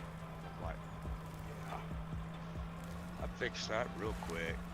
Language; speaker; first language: English; native; English